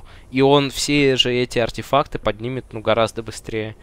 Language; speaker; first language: Russian; native; Russian